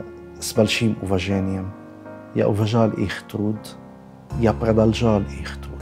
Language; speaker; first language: Russian; non-native, fluent; Arabic